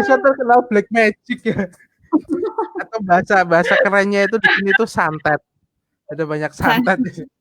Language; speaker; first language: Indonesian; native; Indonesian